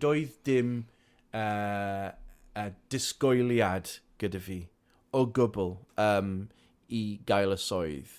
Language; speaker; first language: Welsh; non-native, local second language; English